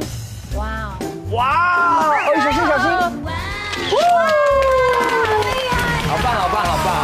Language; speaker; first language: Chinese; native; Chinese